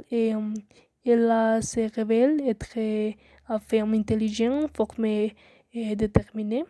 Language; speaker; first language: French; non-native, learner; Spanish